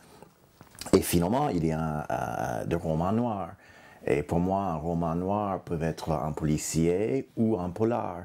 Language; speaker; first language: French; non-native, fluent; English